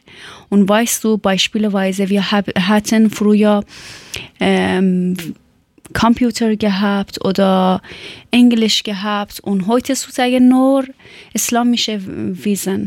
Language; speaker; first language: German; non-native, learner; Persian